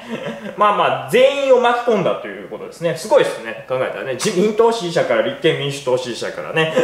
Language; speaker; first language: Japanese; native; Japanese